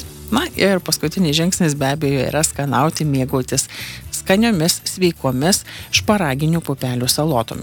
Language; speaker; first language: Lithuanian; native; Lithuanian